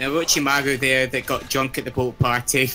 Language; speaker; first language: English; native; English